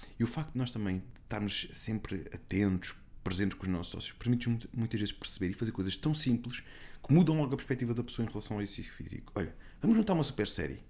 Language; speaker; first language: Portuguese; native; Portuguese